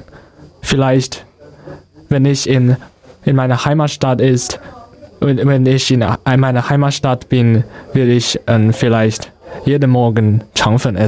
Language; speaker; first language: German; non-native, learner; Chinese